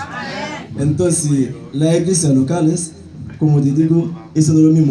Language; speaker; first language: Spanish; non-native, learner; Haitian Creole